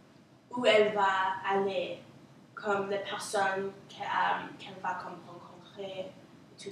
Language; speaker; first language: French; non-native, local second language; English